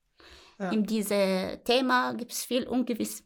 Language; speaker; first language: German; non-native, learner; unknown